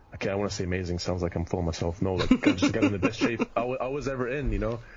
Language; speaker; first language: English; early bilingual, heritage; German